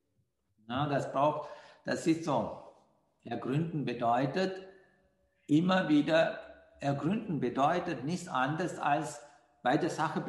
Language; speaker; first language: German; non-native, fluent; Sinhala